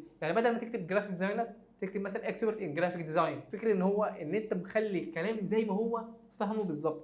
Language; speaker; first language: Arabic; native; Arabic